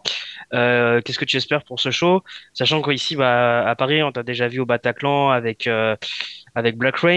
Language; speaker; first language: French; native; French